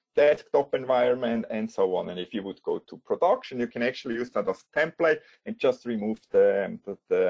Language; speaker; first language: English; non-native, fluent; German